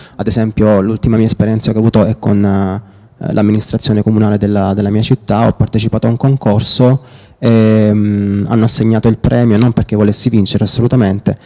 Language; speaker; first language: Italian; native; Italian